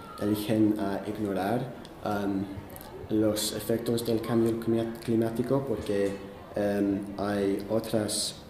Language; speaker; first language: Spanish; non-native, fluent; English